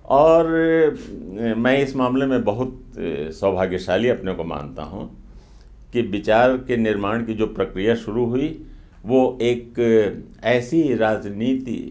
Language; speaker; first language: Hindi; native; Hindi